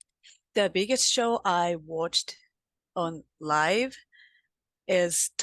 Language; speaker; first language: English; non-native, learner; Japanese